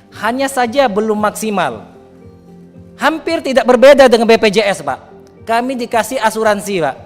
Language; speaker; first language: Indonesian; native; Indonesian